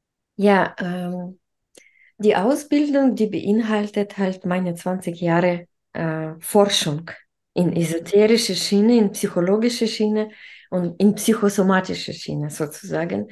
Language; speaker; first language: German; non-native, fluent; Russian